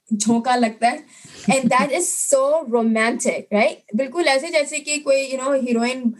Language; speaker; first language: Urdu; native; Urdu